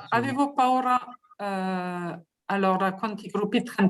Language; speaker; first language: Italian; non-native, fluent; French